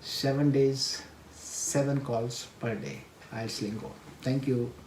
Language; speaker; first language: English; non-native, local second language; Hindi